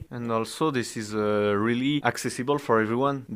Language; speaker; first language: English; non-native, learner; French